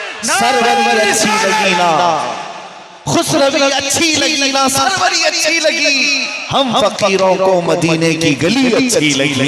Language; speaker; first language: Urdu; native; Urdu